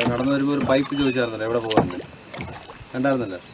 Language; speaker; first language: Malayalam; native; Malayalam